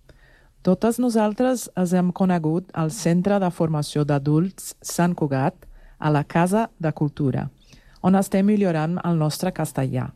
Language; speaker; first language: Catalan; non-native, learner; Portuguese